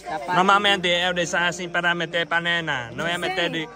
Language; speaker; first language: Portuguese; non-native, learner; Vietnamese